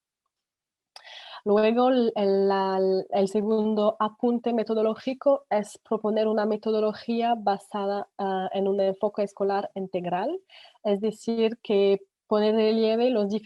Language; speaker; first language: Spanish; non-native, fluent; French